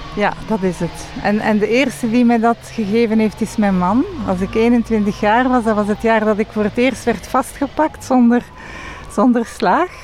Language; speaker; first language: Dutch; non-native, local second language; French